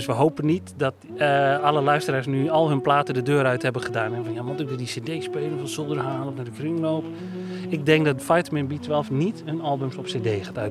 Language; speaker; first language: Dutch; native; Dutch